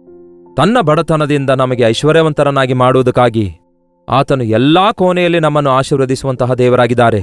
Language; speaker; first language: Kannada; native; Kannada